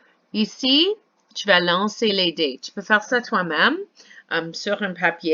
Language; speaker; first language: French; non-native, fluent; English